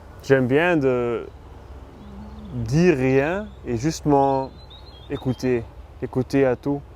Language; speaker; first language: French; non-native, learner; Dutch